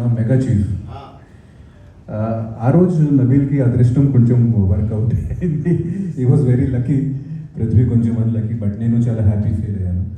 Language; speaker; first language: Telugu; non-native, fluent; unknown